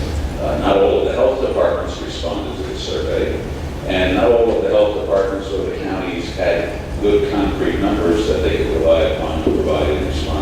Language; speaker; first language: English; native; English